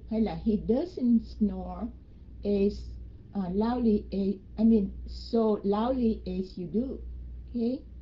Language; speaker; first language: English; non-native, fluent; Vietnamese